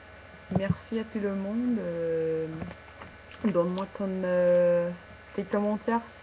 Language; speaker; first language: French; non-native, learner; English